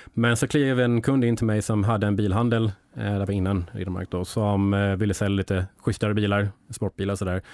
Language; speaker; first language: Swedish; early bilingual, heritage; English